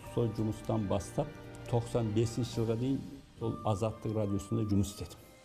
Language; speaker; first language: Kazakh; early bilingual, heritage; Kazakh